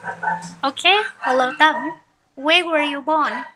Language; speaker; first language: English; non-native, learner; Vietnamese